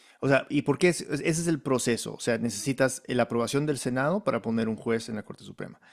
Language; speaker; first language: Spanish; early bilingual, heritage; Spanish